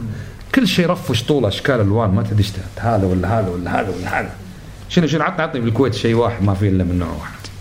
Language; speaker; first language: Arabic; native; Arabic